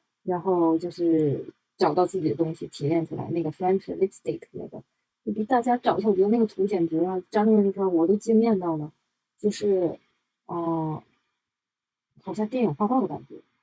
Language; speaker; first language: Chinese; native; Chinese